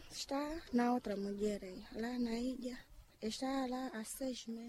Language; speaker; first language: Portuguese; non-native, local second language; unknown